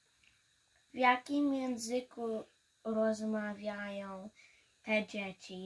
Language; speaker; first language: Polish; early bilingual, heritage; Polish